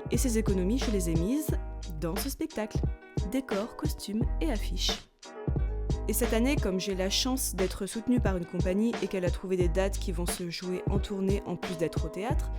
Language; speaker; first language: French; native; French